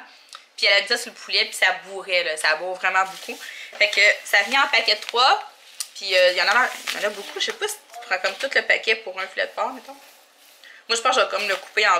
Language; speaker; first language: French; native; French